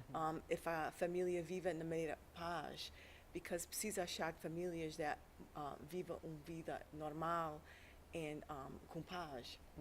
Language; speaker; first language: Portuguese; early bilingual, heritage; English